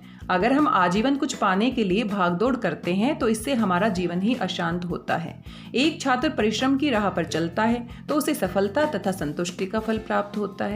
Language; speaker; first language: Hindi; native; Hindi